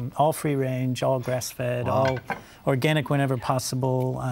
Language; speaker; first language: English; native; English